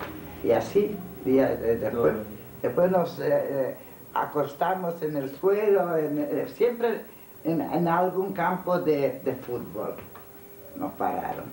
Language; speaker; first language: Spanish; non-native, fluent; Hungarian